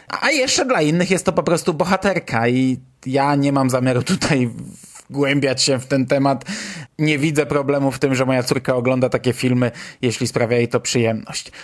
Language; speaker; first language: Polish; native; Polish